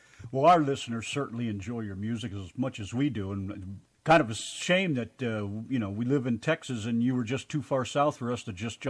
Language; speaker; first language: English; native; English